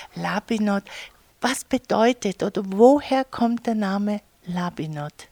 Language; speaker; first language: German; native; German